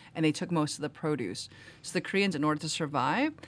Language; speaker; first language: English; early bilingual, other home language; Korean